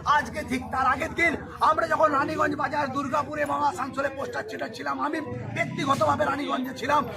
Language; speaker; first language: Bangla; non-native, local second language; Santali